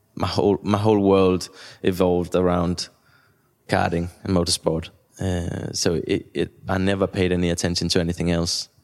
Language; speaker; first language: English; non-native, fluent; Danish